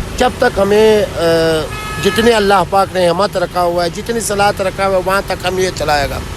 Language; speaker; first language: Urdu; non-native, local second language; Pashto